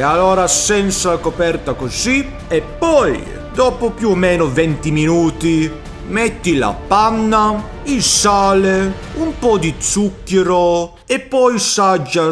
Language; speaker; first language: Italian; non-native, learner; Swedish